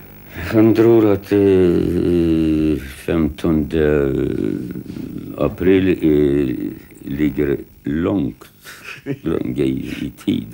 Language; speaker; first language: Swedish; non-native, fluent; Lithuanian